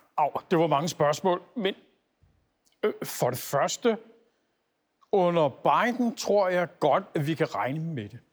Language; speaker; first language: Danish; native; Danish